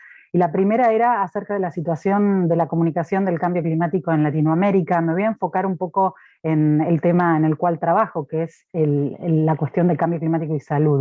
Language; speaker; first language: Spanish; native; Spanish